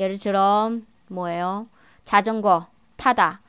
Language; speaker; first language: Korean; non-native, fluent; Chinese